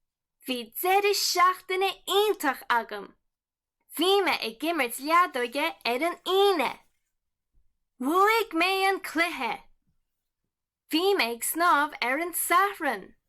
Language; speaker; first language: Irish; non-native, local second language; English